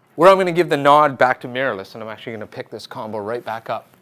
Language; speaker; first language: English; native; English